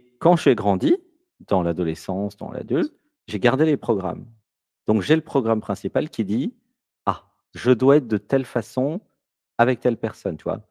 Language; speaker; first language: French; native; French